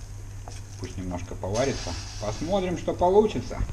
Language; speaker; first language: Russian; native; Russian